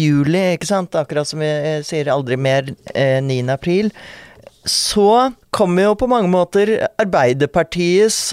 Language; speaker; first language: Norwegian; native; Norwegian